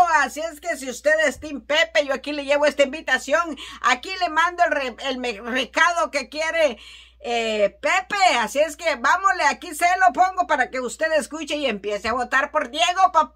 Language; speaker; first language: Spanish; native; Spanish